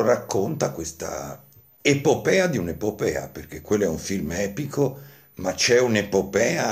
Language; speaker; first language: Italian; native; Italian